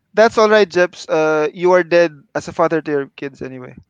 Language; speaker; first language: English; non-native, local second language; Filipino